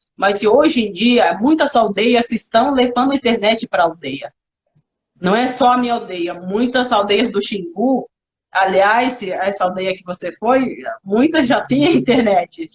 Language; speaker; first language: Portuguese; non-native, local second language; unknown